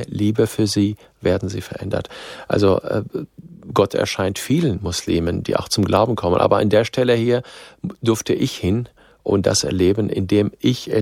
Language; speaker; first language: German; non-native, fluent; Arabic